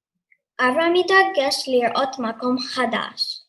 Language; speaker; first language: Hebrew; non-native, learner; English